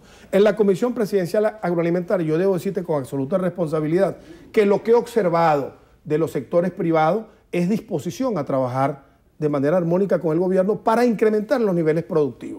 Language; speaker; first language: Spanish; native; Spanish